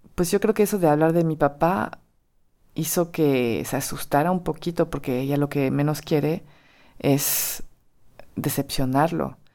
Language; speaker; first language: Spanish; non-native, fluent; French